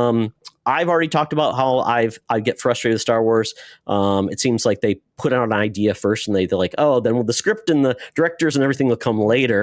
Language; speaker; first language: English; native; English